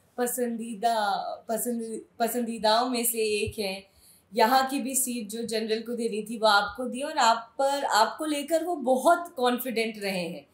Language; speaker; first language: Hindi; native; Hindi